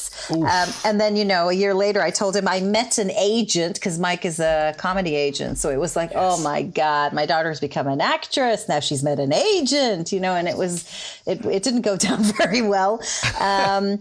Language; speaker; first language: English; non-native, fluent; Hebrew